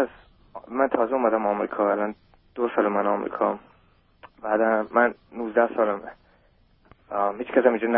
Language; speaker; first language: Persian; early bilingual, heritage; German